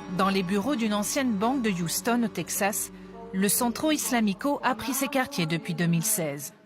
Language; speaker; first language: French; native; French